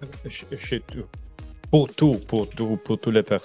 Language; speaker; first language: French; non-native, learner; Italian